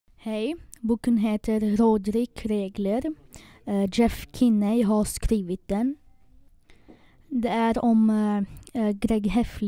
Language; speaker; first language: Swedish; non-native, learner; English